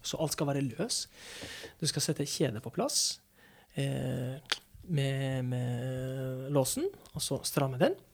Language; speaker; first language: Norwegian; non-native, fluent; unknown